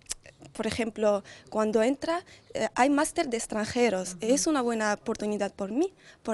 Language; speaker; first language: Spanish; non-native, learner; Arabic